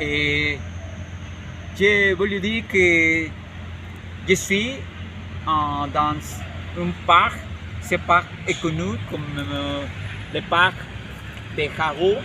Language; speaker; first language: French; non-native, learner; Spanish